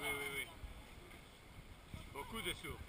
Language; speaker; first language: French; non-native, learner; Spanish